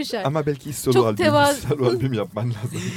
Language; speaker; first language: Turkish; non-native, learner; French